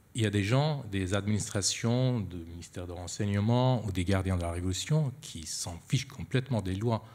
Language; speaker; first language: French; non-native, fluent; Persian